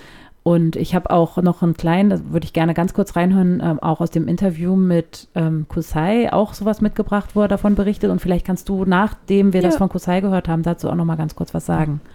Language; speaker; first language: German; native; German